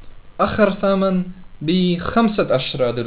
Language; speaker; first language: Arabic; non-native, learner; English